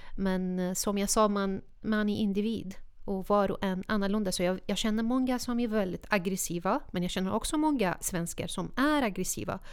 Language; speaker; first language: Swedish; non-native, fluent; Arabic